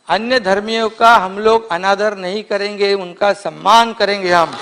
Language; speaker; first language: Hindi; non-native, local second language; Marathi